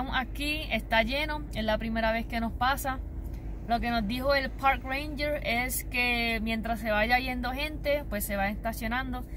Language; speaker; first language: Spanish; native; Spanish